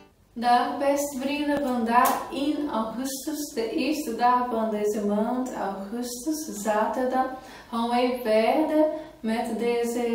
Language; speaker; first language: Dutch; non-native, fluent; Portuguese